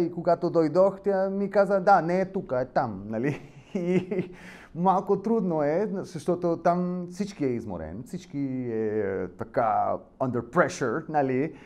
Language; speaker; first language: Bulgarian; non-native, learner; Spanish